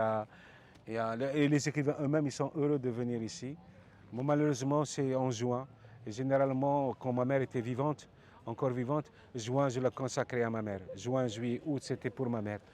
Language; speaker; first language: French; non-native, local second language; Arabic